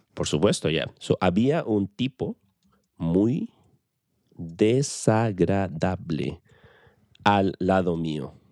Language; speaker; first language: English; non-native, fluent; Spanish